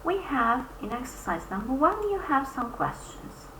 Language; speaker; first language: English; non-native, fluent; Albanian